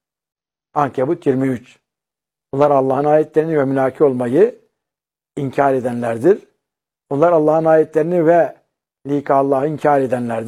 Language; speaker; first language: Turkish; native; Turkish